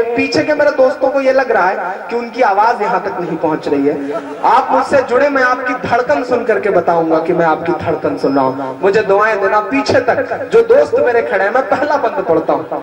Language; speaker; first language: Hindi; native; Hindi